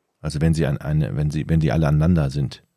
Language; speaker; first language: German; native; German